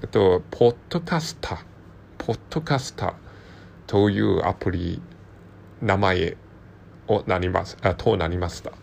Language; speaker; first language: Japanese; non-native, learner; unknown